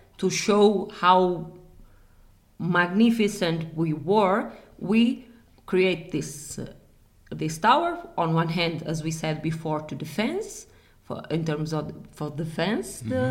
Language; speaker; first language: English; non-native, fluent; Portuguese